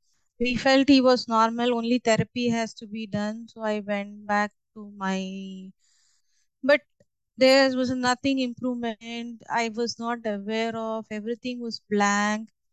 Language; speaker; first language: English; non-native, local second language; Tamil